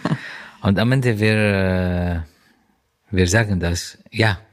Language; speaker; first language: German; non-native, learner; Arabic